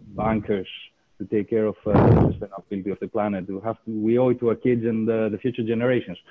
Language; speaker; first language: English; non-native, fluent; Greek